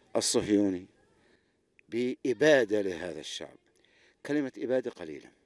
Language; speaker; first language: Arabic; native; Arabic